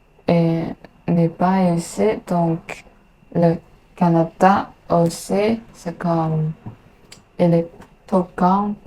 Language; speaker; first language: French; non-native, learner; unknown